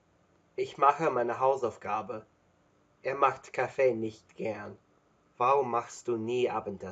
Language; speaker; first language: German; non-native, learner; English